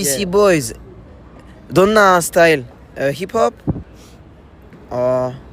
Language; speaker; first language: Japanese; non-native, learner; French